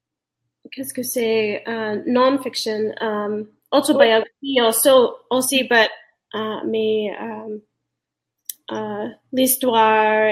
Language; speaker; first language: French; non-native, learner; English